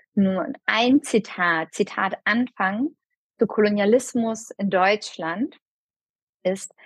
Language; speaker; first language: German; early bilingual, other home language; Turkish